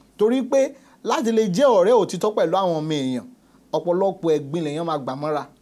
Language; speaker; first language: Yoruba; native; Yoruba